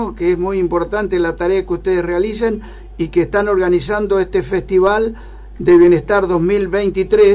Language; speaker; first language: Spanish; native; Spanish